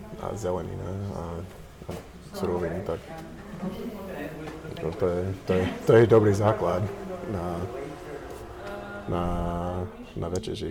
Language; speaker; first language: Czech; non-native, learner; English